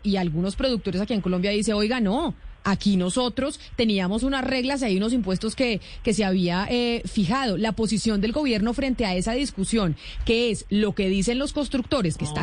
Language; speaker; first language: Spanish; native; Spanish